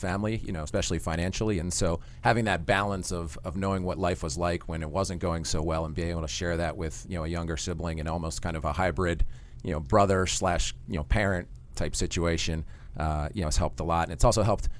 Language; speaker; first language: English; native; English